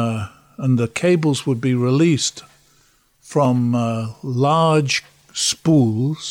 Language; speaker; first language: English; native; English